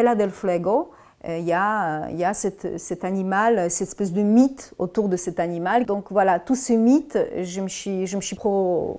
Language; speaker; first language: French; non-native, fluent; Polish